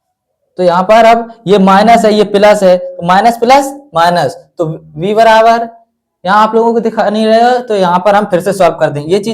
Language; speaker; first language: Hindi; native; Hindi